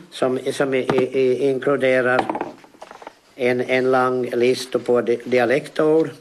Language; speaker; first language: Swedish; native; Swedish